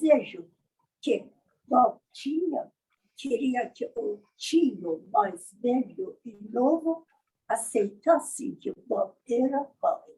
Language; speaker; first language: Portuguese; non-native, learner; Persian